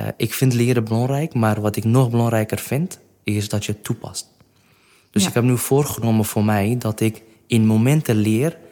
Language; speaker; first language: Dutch; non-native, fluent; Kurdish